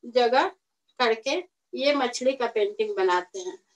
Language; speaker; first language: Hindi; native; Hindi